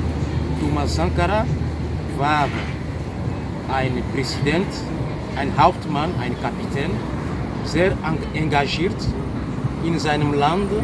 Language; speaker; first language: German; non-native, fluent; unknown